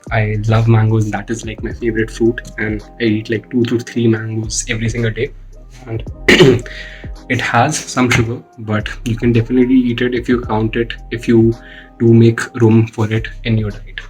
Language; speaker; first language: English; non-native, local second language; Hindi